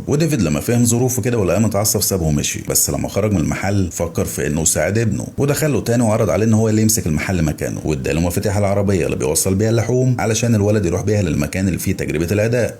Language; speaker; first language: Arabic; native; Arabic